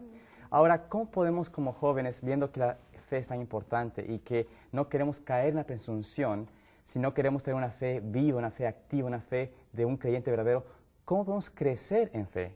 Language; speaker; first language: Spanish; native; Spanish